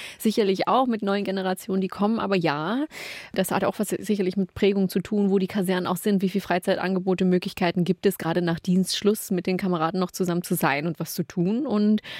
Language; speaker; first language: German; native; German